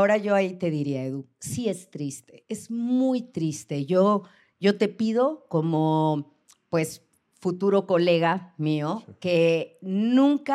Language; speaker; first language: Spanish; native; Spanish